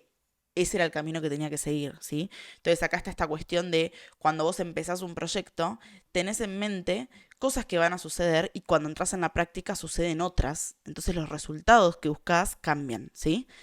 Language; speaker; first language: Spanish; native; Spanish